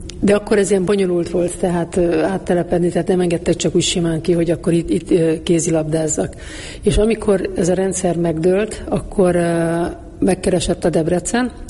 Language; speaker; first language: Hungarian; native; Hungarian